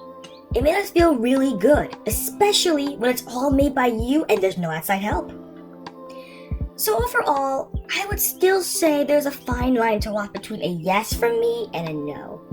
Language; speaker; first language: English; native; English